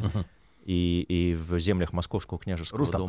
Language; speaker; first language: Russian; native; Russian